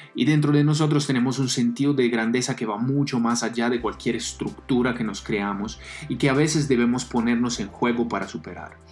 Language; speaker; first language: Spanish; non-native, fluent; Italian